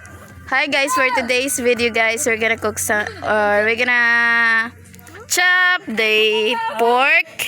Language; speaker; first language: English; non-native, local second language; Cebuano